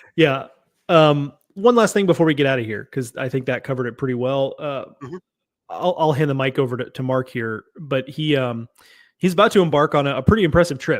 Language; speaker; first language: English; native; English